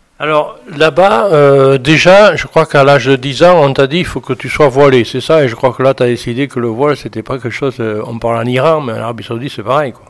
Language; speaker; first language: French; native; French